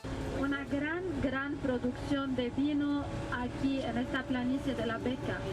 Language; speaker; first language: Spanish; non-native, fluent; Arabic